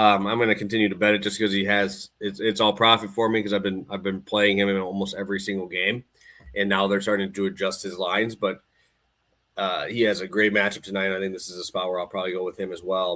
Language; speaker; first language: English; native; English